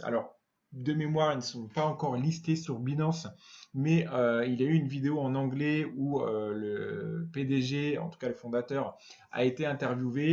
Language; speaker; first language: French; native; French